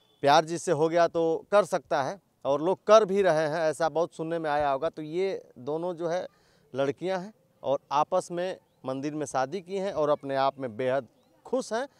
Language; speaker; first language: Hindi; native; Hindi